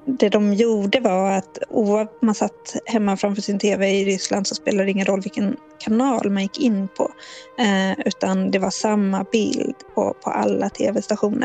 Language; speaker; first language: Swedish; native; Swedish